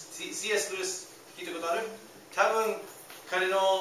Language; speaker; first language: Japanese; non-native, fluent; English